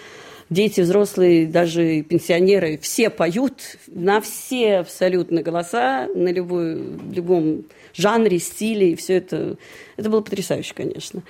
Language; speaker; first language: Russian; native; Russian